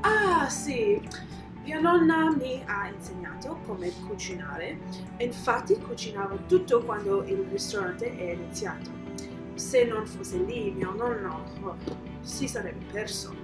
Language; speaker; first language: Italian; non-native, learner; English